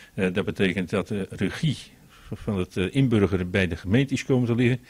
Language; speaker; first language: Dutch; native; Dutch